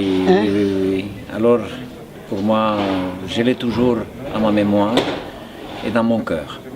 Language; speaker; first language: French; non-native, fluent; Spanish